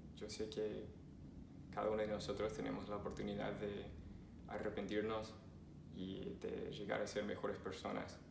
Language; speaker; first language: Spanish; non-native, fluent; English